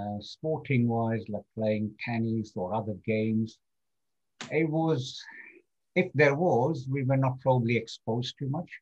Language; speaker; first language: English; non-native, local second language; Gujarati